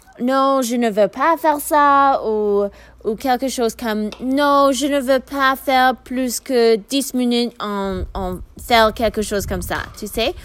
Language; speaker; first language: French; non-native, learner; English